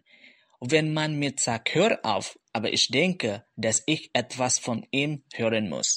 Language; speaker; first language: German; non-native, fluent; Indonesian